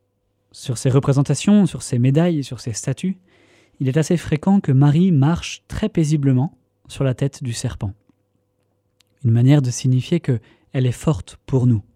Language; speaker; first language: French; native; French